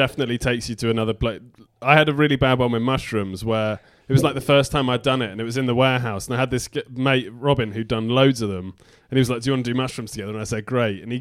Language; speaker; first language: English; native; English